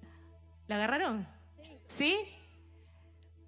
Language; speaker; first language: Spanish; native; Spanish